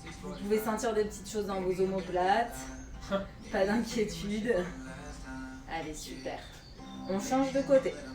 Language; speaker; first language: French; native; French